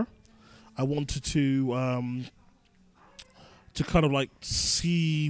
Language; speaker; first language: English; native; English